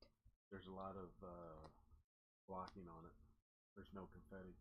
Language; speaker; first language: English; native; English